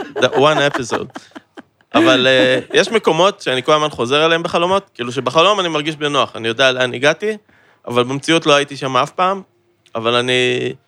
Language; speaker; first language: Hebrew; native; Hebrew